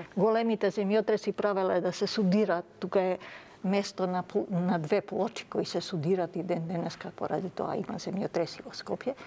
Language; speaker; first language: Macedonian; early bilingual, other home language; Serbian